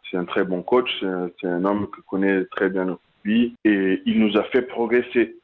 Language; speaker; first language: French; non-native, fluent; Portuguese